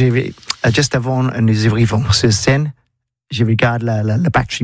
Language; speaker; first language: French; non-native, learner; English